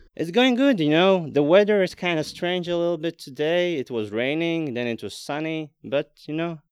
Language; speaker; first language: English; non-native, fluent; Latvian